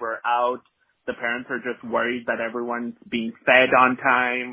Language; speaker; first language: English; non-native, local second language; Malayalam